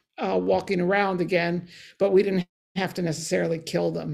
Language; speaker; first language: English; native; English